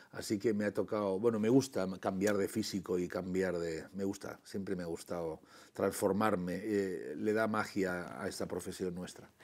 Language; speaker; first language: Spanish; non-native, local second language; Catalan